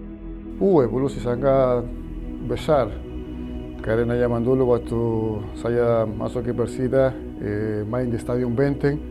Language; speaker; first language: Indonesian; non-native, fluent; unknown